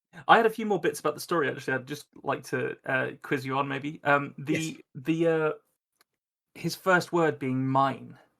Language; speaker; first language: English; native; English